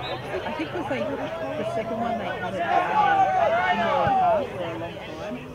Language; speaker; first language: English; native; English